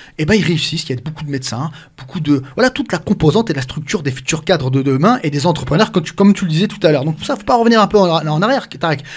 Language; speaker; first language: French; early bilingual, other home language; Arabic